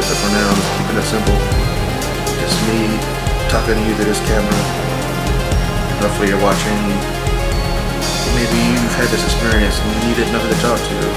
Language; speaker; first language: English; native; English